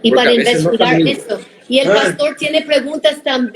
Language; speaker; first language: Spanish; non-native, fluent; English